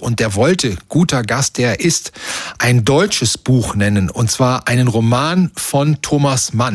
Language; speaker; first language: German; native; German